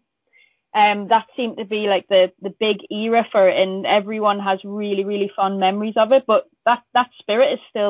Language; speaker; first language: English; native; English